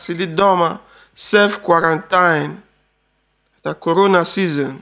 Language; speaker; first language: Russian; non-native, learner; Arabic